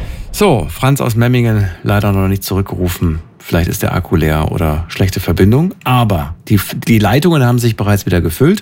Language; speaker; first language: German; native; German